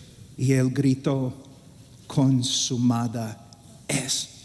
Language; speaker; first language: Spanish; non-native, fluent; English